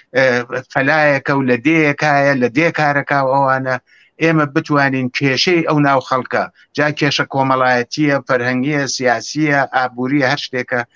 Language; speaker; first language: Central Kurdish; native; Central Kurdish